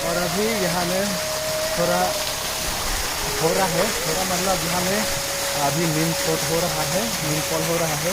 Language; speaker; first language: Hindi; non-native, local second language; Karbi